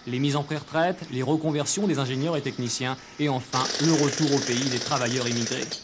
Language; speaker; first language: French; native; French